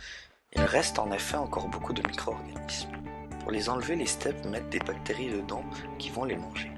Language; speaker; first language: French; native; French